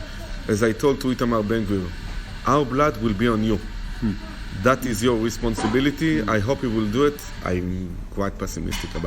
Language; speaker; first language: English; non-native, fluent; Hebrew